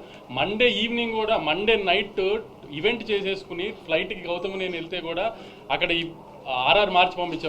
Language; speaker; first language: Telugu; native; Telugu